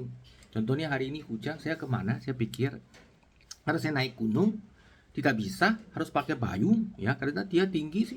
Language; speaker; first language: Indonesian; non-native, learner; Chinese